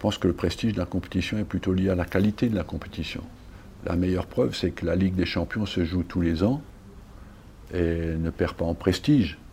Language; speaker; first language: French; native; French